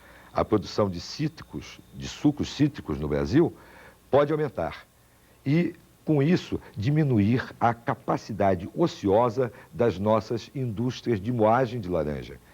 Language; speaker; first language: Portuguese; native; Portuguese